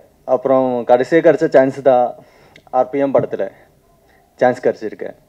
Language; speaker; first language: Tamil; non-native, learner; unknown